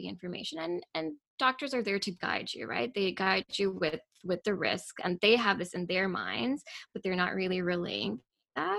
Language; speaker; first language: English; non-native, local second language; Urdu